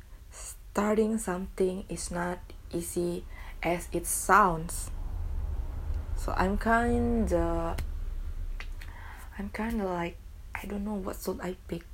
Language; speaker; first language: English; non-native, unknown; Indonesian